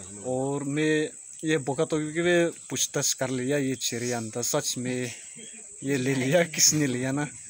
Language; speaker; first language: Hindi; non-native, local second language; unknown